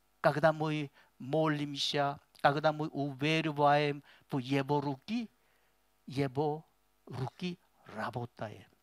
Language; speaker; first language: Russian; non-native, learner; Korean